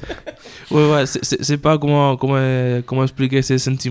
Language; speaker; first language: French; non-native, learner; Spanish